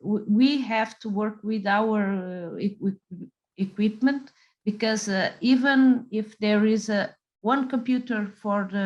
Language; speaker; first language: English; non-native, fluent; Portuguese